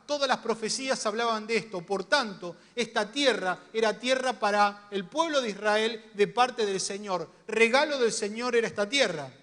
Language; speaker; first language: Spanish; native; Spanish